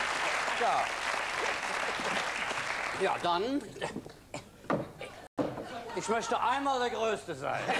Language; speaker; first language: German; native; German